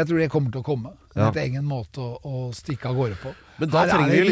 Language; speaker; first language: Norwegian; native; Norwegian